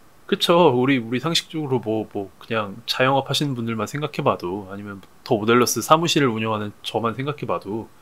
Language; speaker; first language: Korean; native; Korean